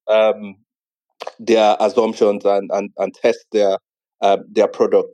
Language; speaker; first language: English; non-native, local second language; Igbo